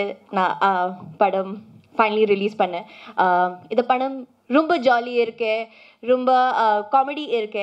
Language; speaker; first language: Tamil; non-native, learner; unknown